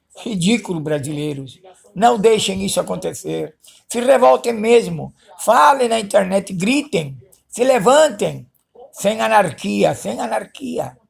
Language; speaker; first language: Portuguese; early bilingual, other home language; Spanish